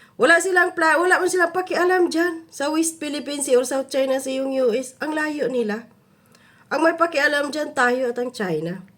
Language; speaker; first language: Filipino; non-native, local second language; Cebuano